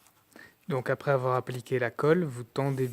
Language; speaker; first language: French; native; French